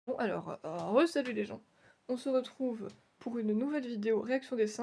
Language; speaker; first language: French; native; French